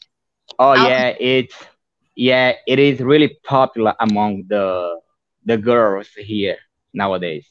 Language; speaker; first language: English; non-native, fluent; Portuguese